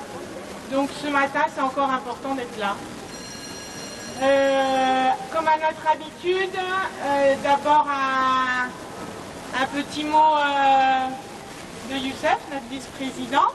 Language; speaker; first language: French; native; French